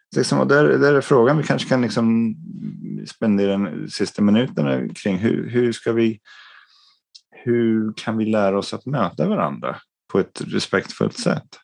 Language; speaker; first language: Swedish; non-native, fluent; English